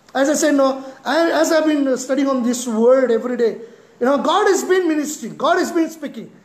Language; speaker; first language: English; non-native, local second language; Marathi